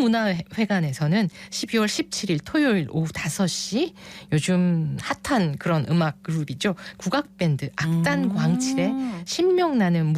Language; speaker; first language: Korean; native; Korean